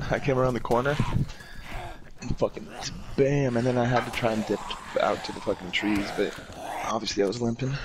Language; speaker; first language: English; native; English